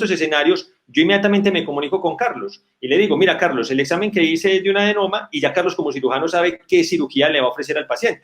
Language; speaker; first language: Spanish; native; Spanish